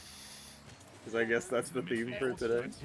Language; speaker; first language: English; native; English